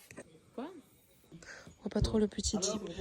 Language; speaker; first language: French; native; French